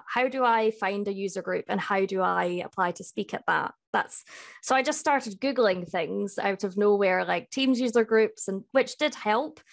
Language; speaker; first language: English; native; English